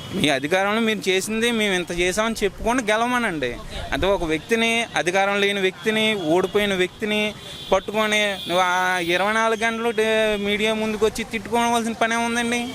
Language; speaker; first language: Telugu; native; Telugu